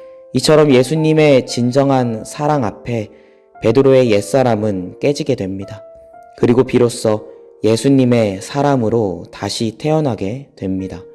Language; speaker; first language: Korean; native; Korean